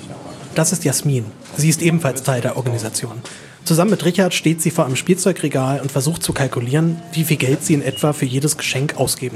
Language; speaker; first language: German; native; German